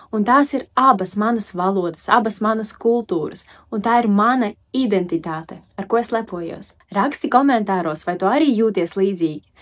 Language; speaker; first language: Latvian; non-native, local second language; Russian